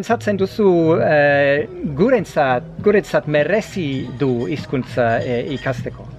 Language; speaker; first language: Basque; non-native, learner; English